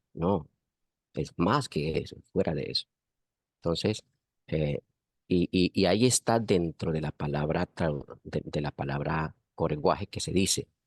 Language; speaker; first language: Spanish; non-native, local second language; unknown